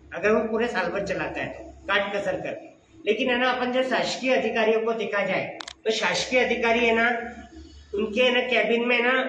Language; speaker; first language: Hindi; native; Hindi